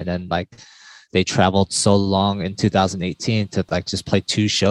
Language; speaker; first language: English; native; English